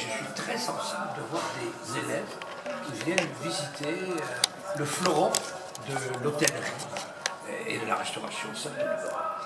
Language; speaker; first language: French; native; French